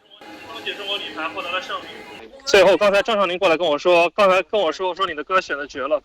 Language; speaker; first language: Chinese; native; Chinese